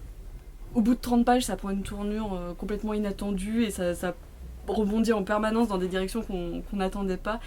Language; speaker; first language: French; native; French